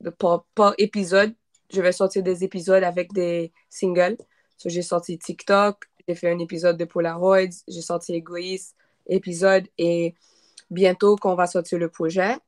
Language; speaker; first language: French; non-native, local second language; Haitian Creole